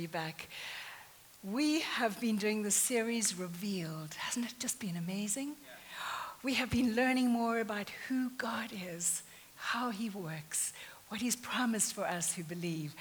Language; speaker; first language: English; native; English